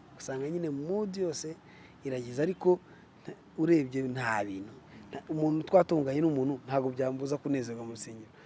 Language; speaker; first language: Kinyarwanda; early bilingual, other home language; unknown